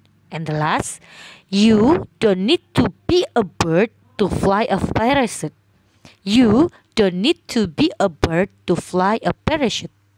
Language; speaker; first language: English; non-native, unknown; Indonesian